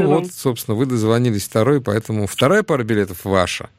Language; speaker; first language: Russian; native; Russian